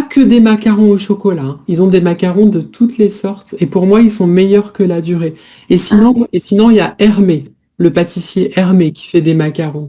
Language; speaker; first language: French; native; French